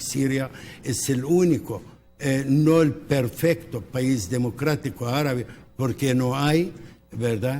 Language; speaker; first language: Spanish; early bilingual, heritage; Spanish